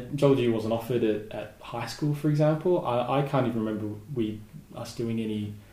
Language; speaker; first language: English; native; English